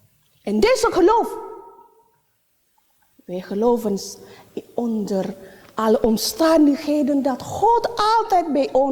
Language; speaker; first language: Dutch; non-native, learner; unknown